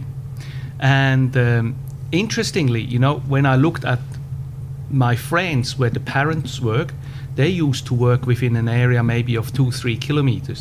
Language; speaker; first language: English; non-native, fluent; German